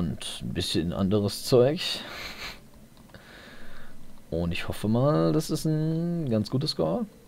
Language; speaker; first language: German; native; German